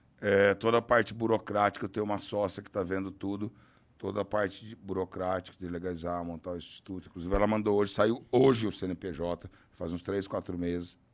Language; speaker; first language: Portuguese; native; Portuguese